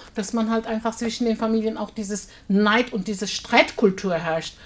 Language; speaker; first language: German; non-native, fluent; Turkish